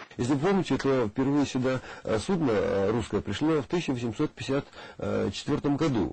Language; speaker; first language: Russian; native; Russian